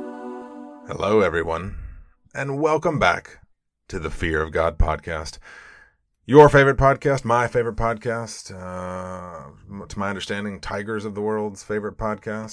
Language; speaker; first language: English; native; English